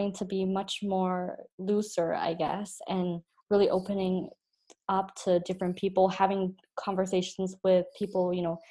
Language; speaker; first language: English; native; English